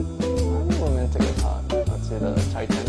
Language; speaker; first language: English; native; English